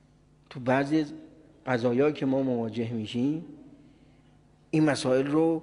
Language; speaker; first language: Persian; native; Persian